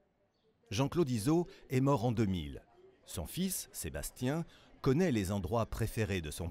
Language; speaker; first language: French; native; French